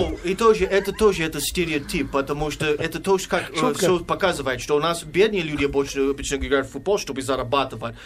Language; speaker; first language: Russian; non-native, fluent; English